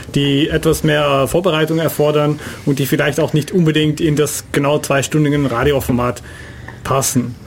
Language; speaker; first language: German; non-native, fluent; Dutch